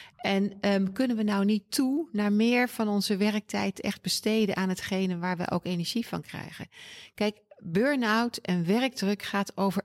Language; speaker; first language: Dutch; native; Dutch